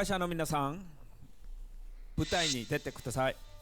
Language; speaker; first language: Japanese; non-native, fluent; Korean